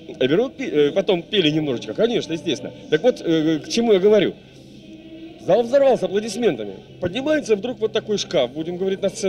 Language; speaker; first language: Russian; native; Russian